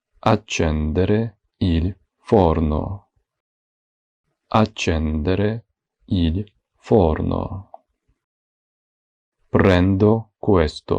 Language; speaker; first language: Italian; non-native, fluent; Ukrainian